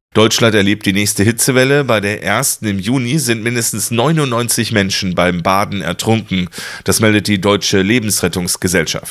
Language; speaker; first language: German; native; German